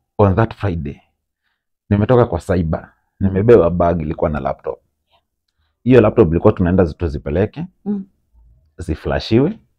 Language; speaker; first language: Swahili; native; Swahili